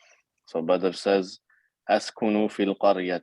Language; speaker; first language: Arabic; non-native, fluent; English